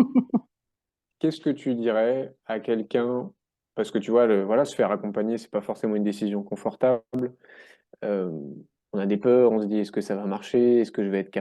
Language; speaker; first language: French; native; French